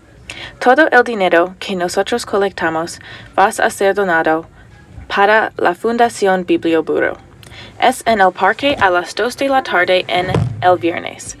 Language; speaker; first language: Spanish; non-native, learner; English